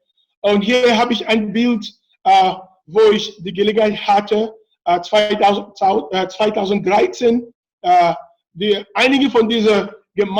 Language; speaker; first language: German; non-native, fluent; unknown